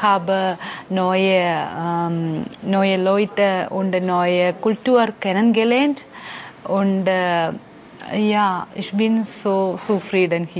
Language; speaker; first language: German; non-native, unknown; Malayalam